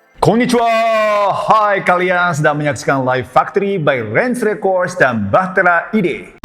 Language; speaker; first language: Indonesian; non-native, fluent; Japanese